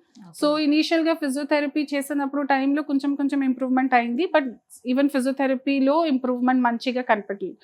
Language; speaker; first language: Telugu; non-native, fluent; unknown